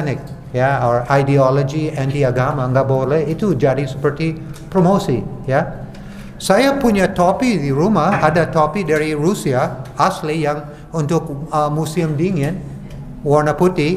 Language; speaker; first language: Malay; non-native, fluent; English